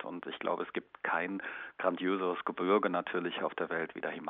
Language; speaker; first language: German; native; German